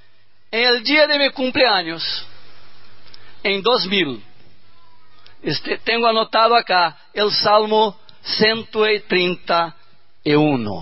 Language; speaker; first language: Spanish; non-native, learner; Portuguese